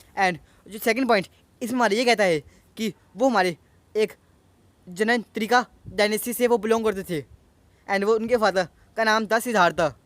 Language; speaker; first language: Hindi; native; Hindi